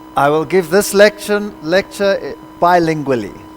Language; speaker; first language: English; non-native, local second language; Afrikaans